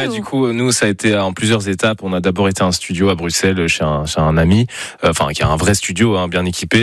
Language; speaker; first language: French; native; French